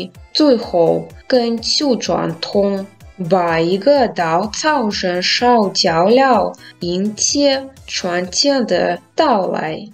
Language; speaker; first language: Chinese; non-native, learner; Russian